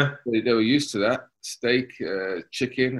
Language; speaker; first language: English; native; English